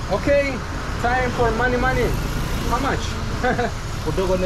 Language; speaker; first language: English; non-native, fluent; Azerbaijani